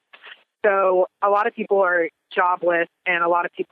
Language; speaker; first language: English; native; English